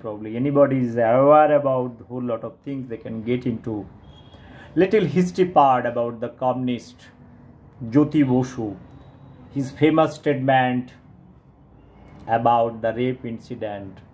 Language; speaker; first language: English; non-native, local second language; Bangla